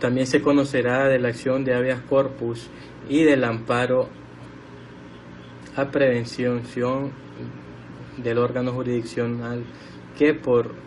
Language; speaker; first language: Spanish; native; Spanish